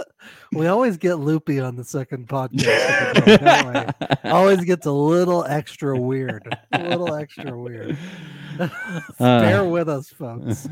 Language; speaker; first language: English; native; English